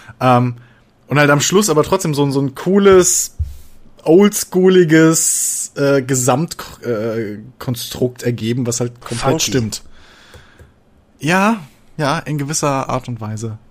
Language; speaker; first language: German; native; German